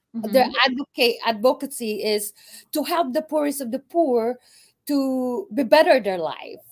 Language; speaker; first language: English; non-native, local second language; Cebuano